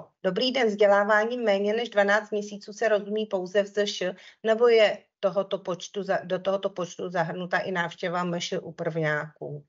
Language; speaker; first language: Czech; native; Czech